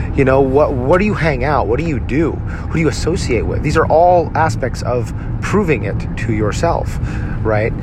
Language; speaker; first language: English; native; English